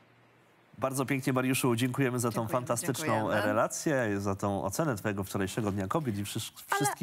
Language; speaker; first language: Polish; native; Polish